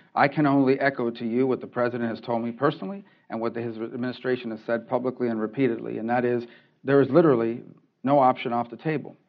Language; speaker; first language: English; early bilingual, other home language; Spanish